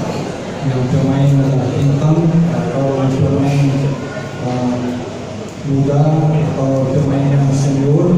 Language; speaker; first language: Indonesian; non-native, fluent; Portuguese